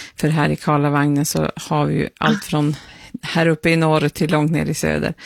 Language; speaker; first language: Swedish; native; Swedish